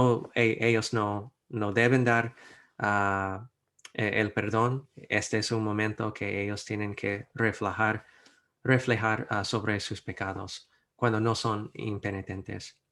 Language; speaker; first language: Spanish; non-native, fluent; English